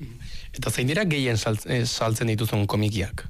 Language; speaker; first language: Basque; native; Basque